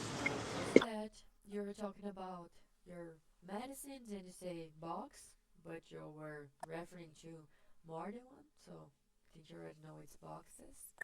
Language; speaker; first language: English; non-native, fluent; Portuguese